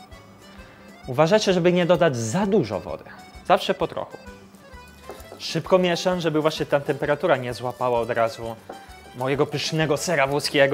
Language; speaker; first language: Polish; non-native, fluent; Italian